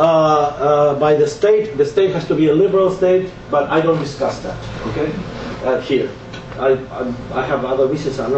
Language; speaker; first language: English; non-native, fluent; Spanish